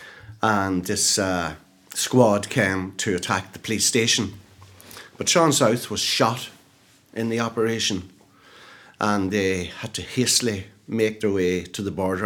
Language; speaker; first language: English; native; English